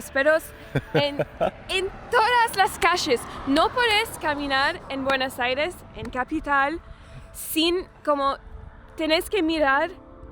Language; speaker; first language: Spanish; non-native, learner; English